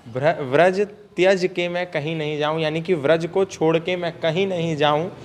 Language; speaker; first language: Hindi; native; Hindi